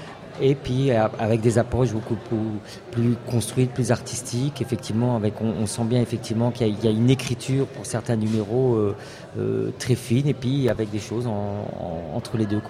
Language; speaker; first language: French; native; French